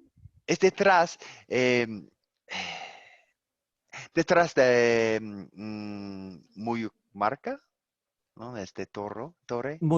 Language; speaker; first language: Spanish; non-native, learner; English